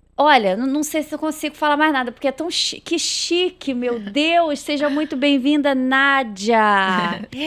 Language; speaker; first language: Portuguese; native; Portuguese